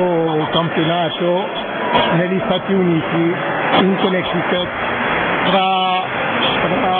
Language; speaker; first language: Italian; non-native, fluent; French